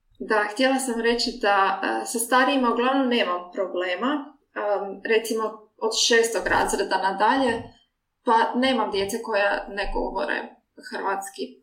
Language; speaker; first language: Croatian; native; Croatian